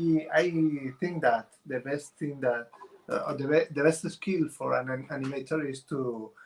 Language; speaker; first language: English; non-native, fluent; Spanish